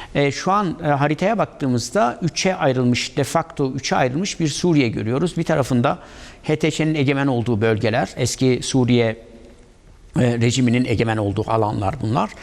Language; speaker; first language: Turkish; native; Turkish